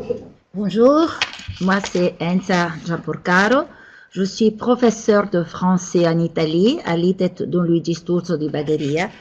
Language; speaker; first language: French; non-native, fluent; Italian